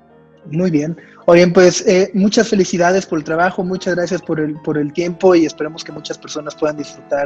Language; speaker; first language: Spanish; native; Spanish